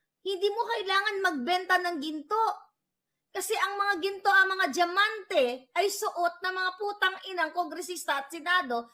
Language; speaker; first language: Filipino; non-native, local second language; Cebuano